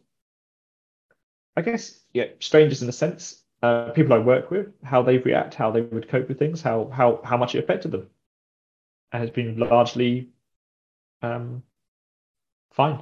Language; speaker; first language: English; native; English